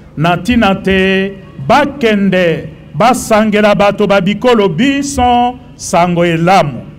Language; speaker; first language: Lingala; native; Lingala